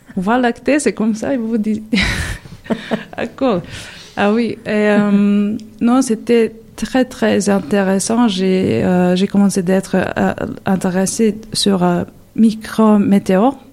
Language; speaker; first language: French; non-native, learner; Serbian